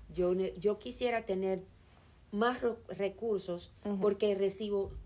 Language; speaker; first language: Spanish; early bilingual, heritage; Spanish